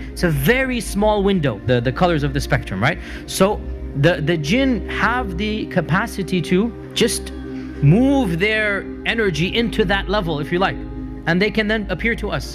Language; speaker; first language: English; native; English